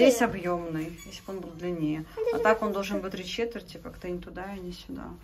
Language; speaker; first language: Russian; native; Russian